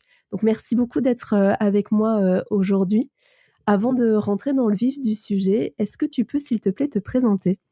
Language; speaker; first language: French; native; French